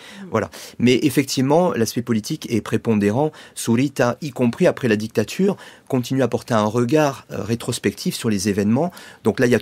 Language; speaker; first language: French; native; French